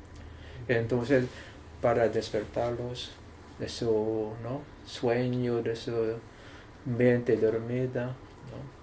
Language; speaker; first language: Spanish; non-native, learner; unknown